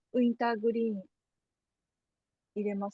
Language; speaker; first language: Japanese; native; Japanese